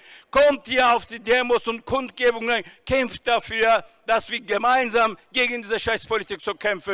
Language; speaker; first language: German; non-native, fluent; Turkish